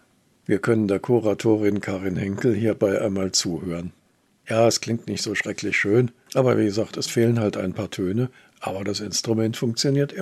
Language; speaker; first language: German; native; German